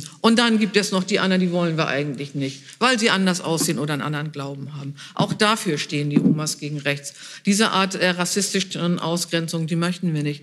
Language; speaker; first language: German; native; German